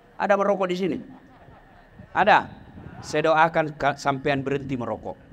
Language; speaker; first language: Indonesian; non-native, local second language; Buginese